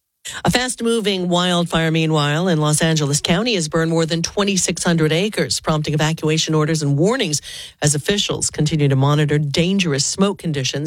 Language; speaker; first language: English; native; English